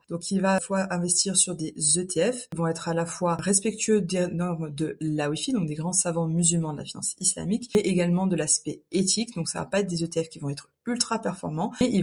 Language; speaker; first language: French; native; French